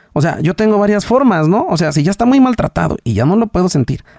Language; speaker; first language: Spanish; native; Spanish